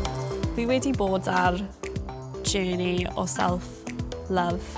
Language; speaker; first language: Welsh; non-native, local second language; English